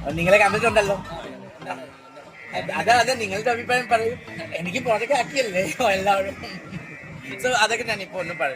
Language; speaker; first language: Malayalam; non-native, fluent; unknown